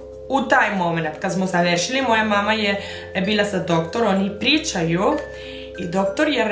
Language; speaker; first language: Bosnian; early bilingual, heritage; Spanish